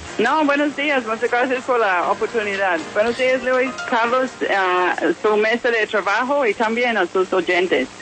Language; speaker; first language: Spanish; non-native, fluent; English